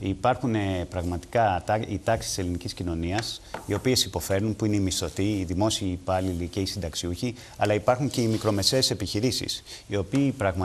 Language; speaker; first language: Greek; native; Greek